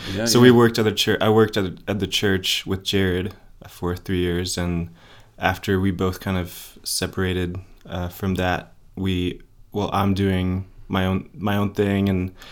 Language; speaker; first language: English; early bilingual, other home language; Polish